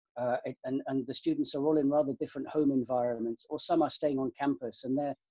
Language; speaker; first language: English; native; English